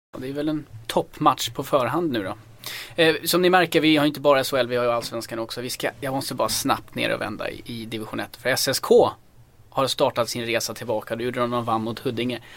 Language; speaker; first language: Swedish; native; Swedish